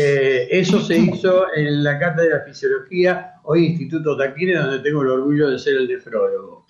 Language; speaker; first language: Spanish; native; Spanish